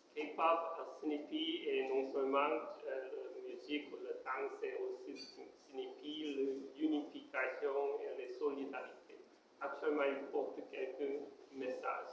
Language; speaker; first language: French; non-native, fluent; Korean